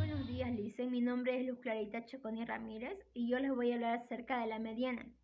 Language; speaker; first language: Spanish; native; Spanish